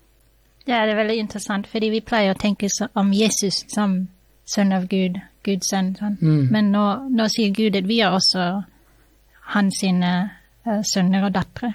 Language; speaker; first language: Norwegian; non-native, fluent; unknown